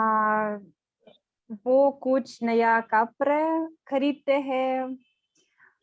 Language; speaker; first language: Hindi; non-native, learner; Russian